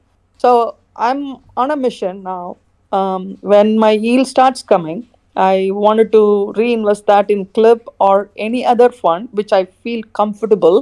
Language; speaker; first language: English; non-native, fluent; Khmer